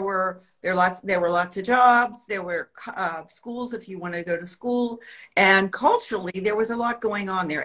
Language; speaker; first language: English; native; English